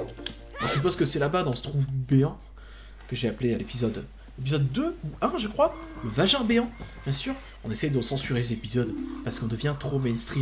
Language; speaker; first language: French; native; French